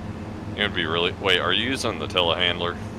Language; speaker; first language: English; native; English